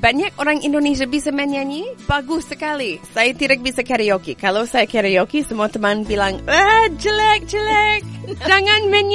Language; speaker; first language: Indonesian; non-native, learner; English